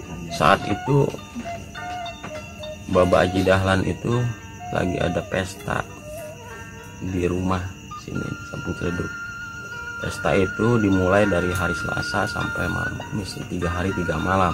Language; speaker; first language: Indonesian; native; Indonesian